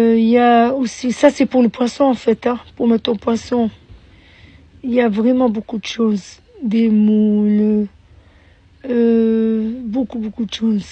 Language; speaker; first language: French; non-native, local second language; Arabic